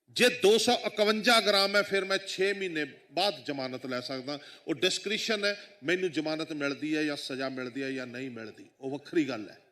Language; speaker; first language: Punjabi; native; Punjabi